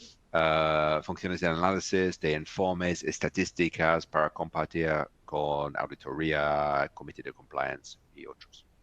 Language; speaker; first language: Spanish; non-native, fluent; English